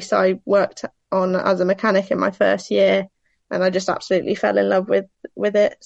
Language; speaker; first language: English; native; English